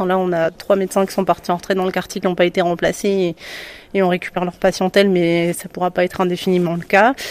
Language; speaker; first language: French; native; French